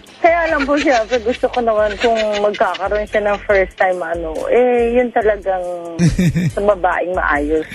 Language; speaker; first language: Filipino; native; Filipino